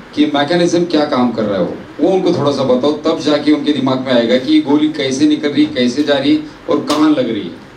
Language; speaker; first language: Hindi; non-native, local second language; Marathi